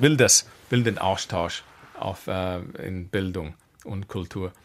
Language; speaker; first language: German; non-native, fluent; English